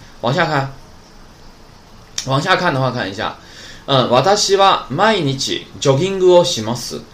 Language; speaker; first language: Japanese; non-native, fluent; Chinese